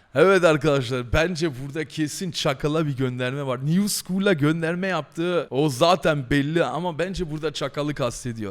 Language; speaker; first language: Turkish; native; Turkish